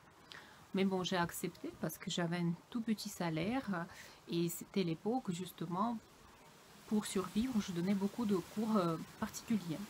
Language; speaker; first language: French; non-native, fluent; Russian